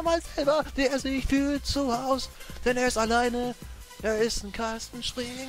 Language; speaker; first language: German; native; German